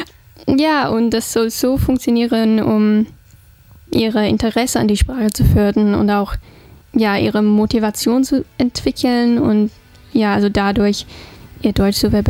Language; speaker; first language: German; non-native, fluent; English